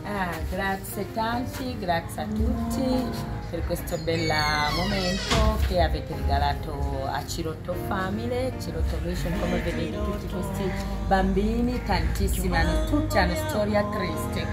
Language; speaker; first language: Italian; non-native, learner; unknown